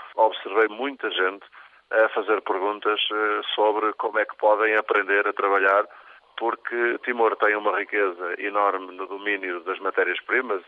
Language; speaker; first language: Portuguese; native; Portuguese